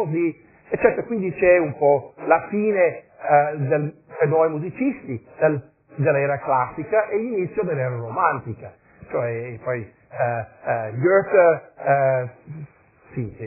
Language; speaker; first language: Italian; non-native, fluent; English